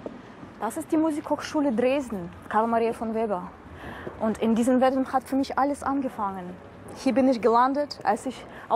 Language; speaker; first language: German; non-native, fluent; Russian